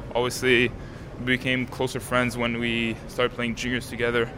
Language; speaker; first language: English; non-native, fluent; French